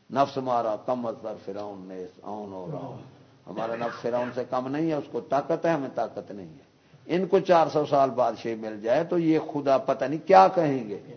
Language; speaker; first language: Urdu; non-native, local second language; Punjabi